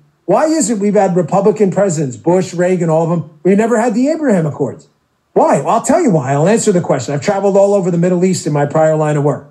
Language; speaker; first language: English; native; English